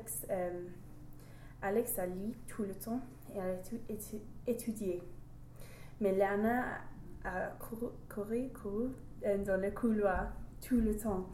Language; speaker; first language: French; non-native, learner; English